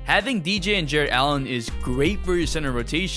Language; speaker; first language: English; native; English